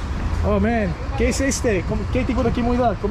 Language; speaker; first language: Spanish; non-native, learner; English